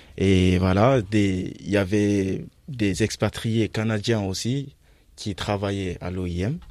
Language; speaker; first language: French; non-native, local second language; Fula